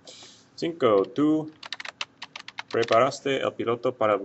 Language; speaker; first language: Spanish; non-native, fluent; English